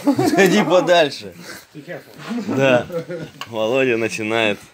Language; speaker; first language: Russian; native; Russian